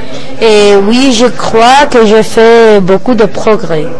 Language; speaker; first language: French; non-native, learner; Spanish